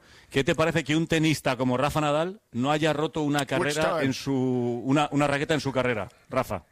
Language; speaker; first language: Spanish; native; Spanish